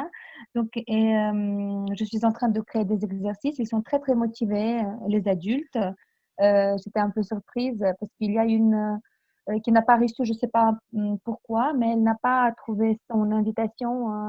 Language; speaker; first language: French; non-native, fluent; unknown